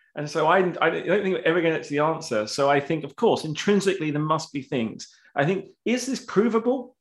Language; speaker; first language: English; native; English